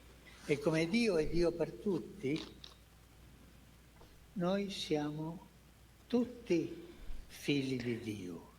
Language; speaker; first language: Italian; non-native, fluent; Spanish